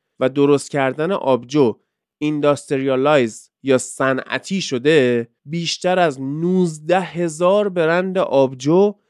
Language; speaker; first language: Persian; native; Persian